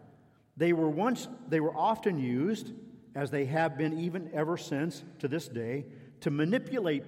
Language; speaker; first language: English; native; English